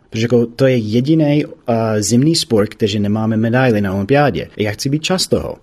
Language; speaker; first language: Czech; non-native, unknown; English